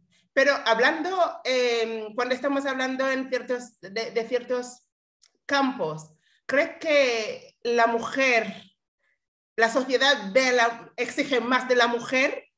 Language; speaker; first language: Spanish; non-native, fluent; English